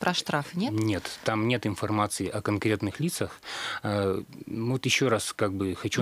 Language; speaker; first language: Russian; native; Russian